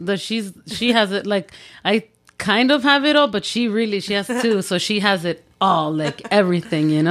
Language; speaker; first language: English; early bilingual, other home language; Spanish